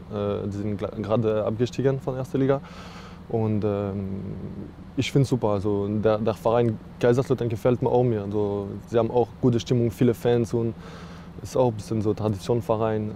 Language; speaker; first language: German; non-native, learner; French